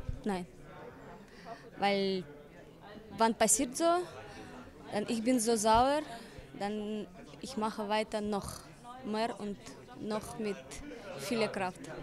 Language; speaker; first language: German; non-native, learner; Russian